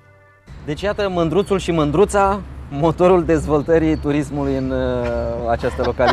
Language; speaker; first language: Romanian; native; Romanian